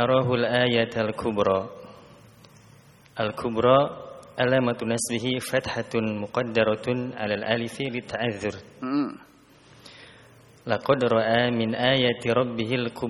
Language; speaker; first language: Arabic; non-native, learner; Indonesian